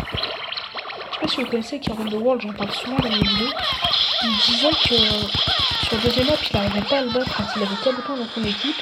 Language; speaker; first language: French; native; French